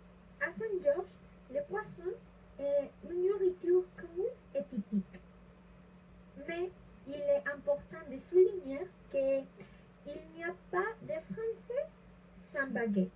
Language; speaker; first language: French; non-native, learner; Spanish